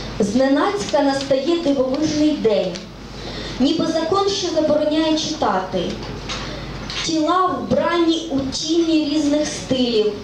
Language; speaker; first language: Ukrainian; native; Ukrainian